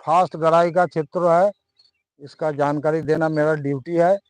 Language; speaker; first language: Hindi; non-native, local second language; Bangla